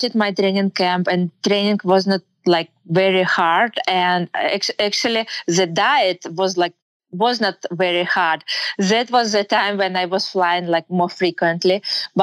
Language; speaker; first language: English; non-native, learner; Russian